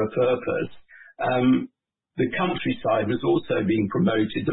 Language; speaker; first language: English; native; English